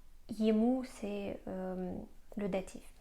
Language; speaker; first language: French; non-native, fluent; Russian